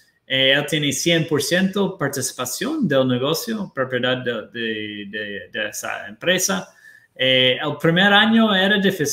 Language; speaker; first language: Spanish; non-native, fluent; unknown